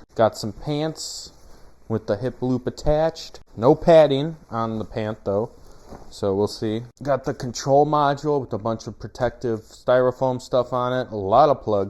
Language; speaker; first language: English; native; English